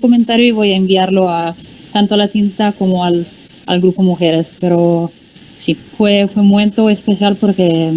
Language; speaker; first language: Spanish; non-native, fluent; Italian